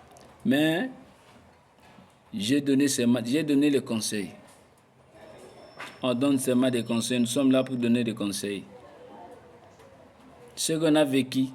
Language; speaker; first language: French; non-native, local second language; Lingala